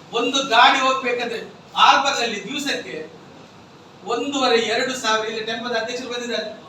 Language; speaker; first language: Kannada; native; Kannada